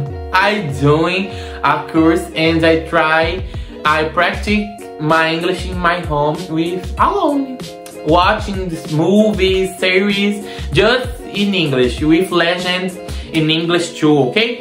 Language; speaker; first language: English; non-native, learner; Portuguese